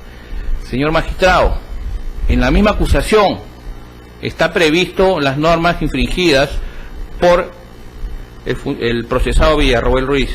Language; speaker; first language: Spanish; native; Spanish